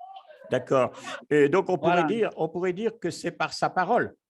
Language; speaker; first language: French; native; French